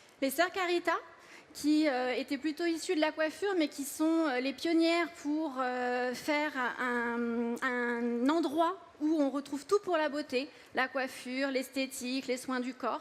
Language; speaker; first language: French; native; French